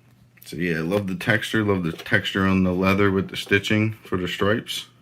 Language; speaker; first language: English; native; English